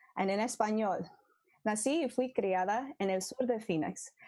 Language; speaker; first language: Spanish; early bilingual, heritage; Spanish